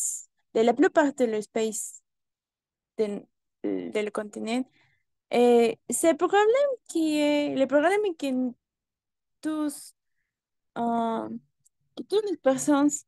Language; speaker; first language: French; non-native, learner; Spanish